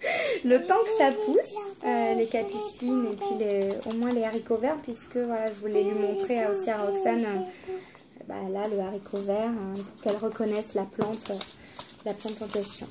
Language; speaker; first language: French; native; French